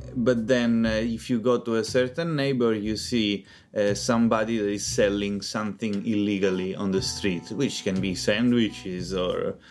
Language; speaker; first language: English; non-native, fluent; Italian